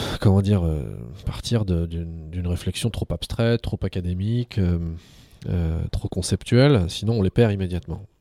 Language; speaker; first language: French; early bilingual, other home language; Arabic